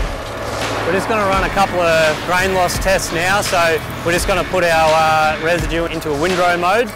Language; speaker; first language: English; native; English